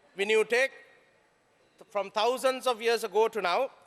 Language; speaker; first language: English; non-native, local second language; Sinhala